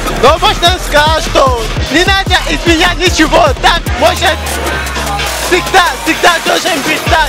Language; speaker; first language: Russian; non-native, learner; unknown